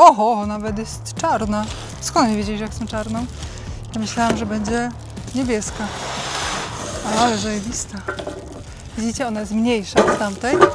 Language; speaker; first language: Polish; native; Polish